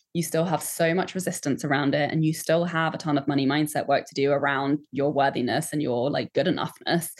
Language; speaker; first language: English; native; English